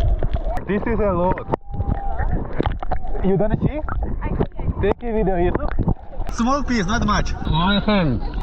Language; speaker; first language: English; non-native, fluent; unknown